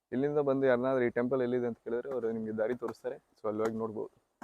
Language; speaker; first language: Kannada; non-native, local second language; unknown